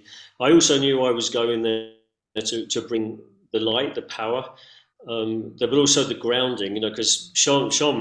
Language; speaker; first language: English; native; English